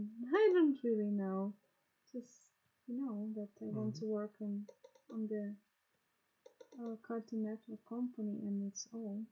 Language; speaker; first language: English; non-native, learner; Russian